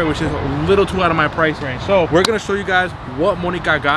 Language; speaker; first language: English; early bilingual, other home language; Spanish